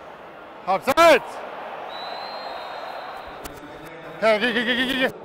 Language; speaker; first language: German; native; German